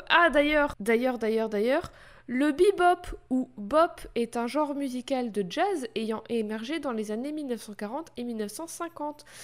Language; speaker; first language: French; native; French